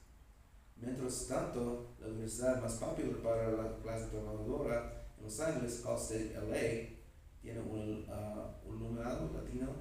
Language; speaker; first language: Spanish; non-native, learner; English